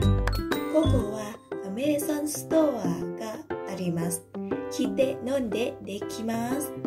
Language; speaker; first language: Japanese; non-native, learner; Thai